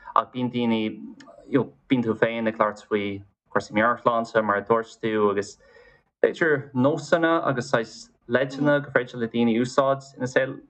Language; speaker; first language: Irish; non-native, local second language; English